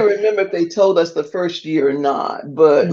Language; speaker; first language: English; native; English